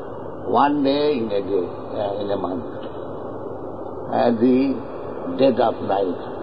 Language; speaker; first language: English; non-native, local second language; Bangla